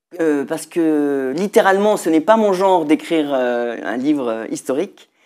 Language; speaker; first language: French; native; French